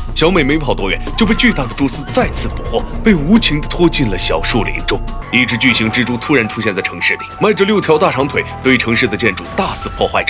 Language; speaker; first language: Chinese; native; Chinese